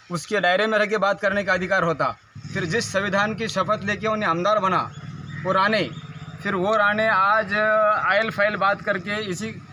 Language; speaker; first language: Hindi; non-native, local second language; Urdu